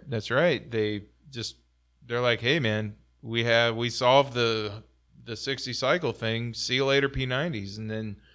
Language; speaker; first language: English; native; English